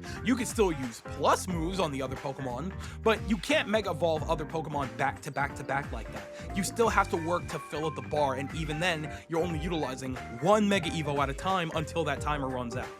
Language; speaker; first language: English; native; English